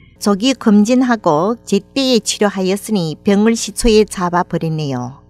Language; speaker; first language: Korean; native; Korean